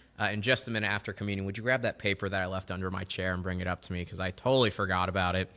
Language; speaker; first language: English; native; English